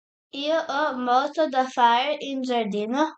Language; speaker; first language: Italian; non-native, learner; Serbian